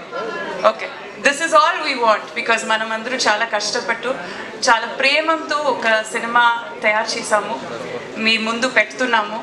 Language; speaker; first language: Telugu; non-native, local second language; Malayalam